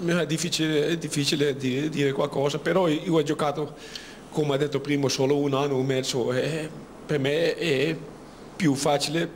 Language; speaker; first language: Italian; non-native, learner; Dutch